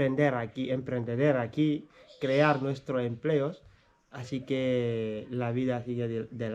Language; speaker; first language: Spanish; non-native, fluent; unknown